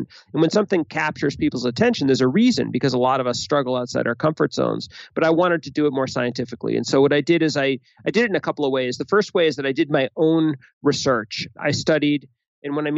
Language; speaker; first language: English; native; English